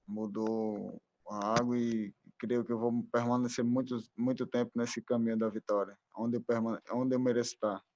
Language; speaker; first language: Portuguese; native; Portuguese